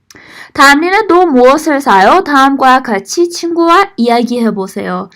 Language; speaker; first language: Korean; non-native, fluent; Persian